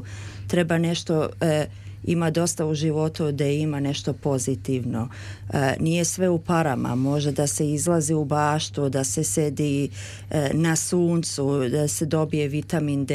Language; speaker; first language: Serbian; early bilingual, heritage; Serbian